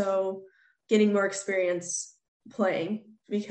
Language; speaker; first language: English; native; English